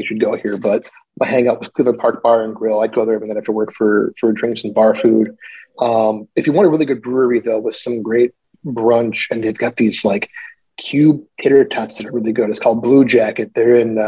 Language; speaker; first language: English; native; English